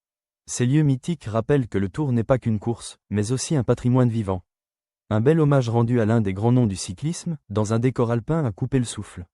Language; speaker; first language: French; native; French